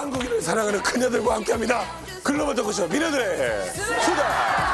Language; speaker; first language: Korean; native; Korean